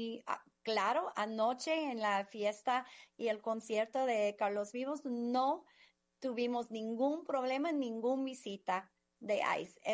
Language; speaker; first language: Spanish; non-native, fluent; English